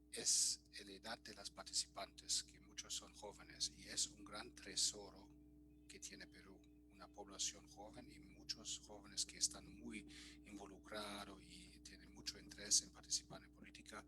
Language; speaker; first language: Spanish; non-native, fluent; German